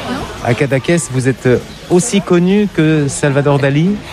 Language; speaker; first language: French; native; French